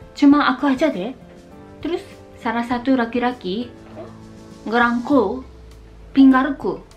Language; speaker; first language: Indonesian; non-native, fluent; Japanese